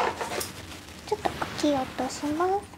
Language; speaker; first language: Japanese; native; Japanese